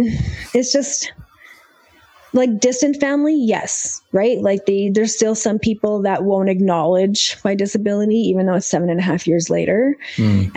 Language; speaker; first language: English; native; English